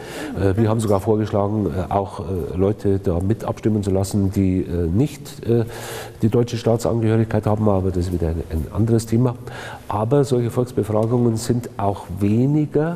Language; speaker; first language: German; native; German